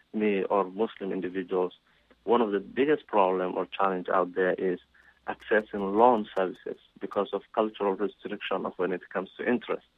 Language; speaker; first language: English; non-native, fluent; Somali